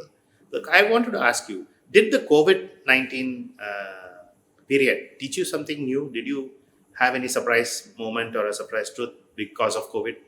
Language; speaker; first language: English; non-native, fluent; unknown